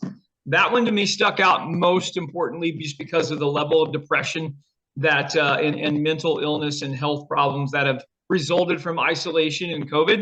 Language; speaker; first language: English; native; English